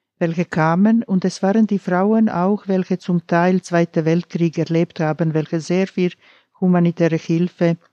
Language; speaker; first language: German; non-native, fluent; Croatian